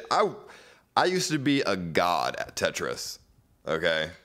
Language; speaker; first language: English; native; English